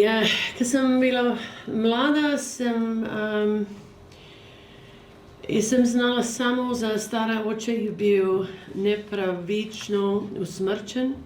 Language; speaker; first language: Slovenian; early bilingual, heritage; English